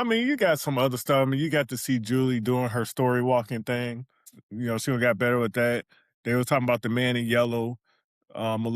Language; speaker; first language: English; native; English